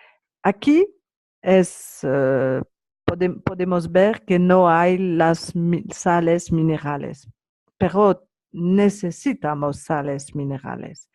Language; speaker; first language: Spanish; non-native, learner; French